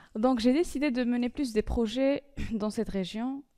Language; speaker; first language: French; non-native, local second language; Arabic